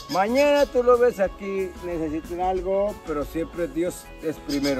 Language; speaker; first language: Spanish; non-native, local second language; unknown